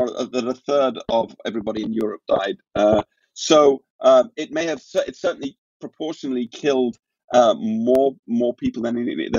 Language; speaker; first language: English; native; English